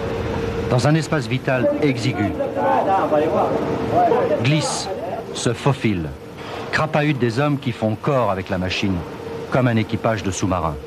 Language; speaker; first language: French; native; French